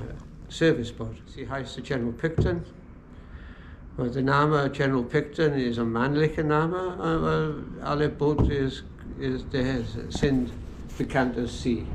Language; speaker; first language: German; non-native, learner; English